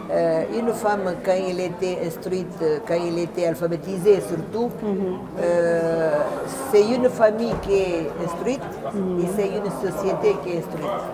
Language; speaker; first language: French; non-native, fluent; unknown